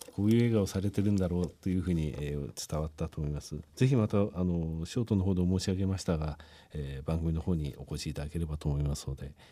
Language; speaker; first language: Japanese; native; Japanese